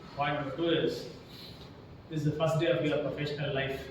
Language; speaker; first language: English; non-native, local second language; Kannada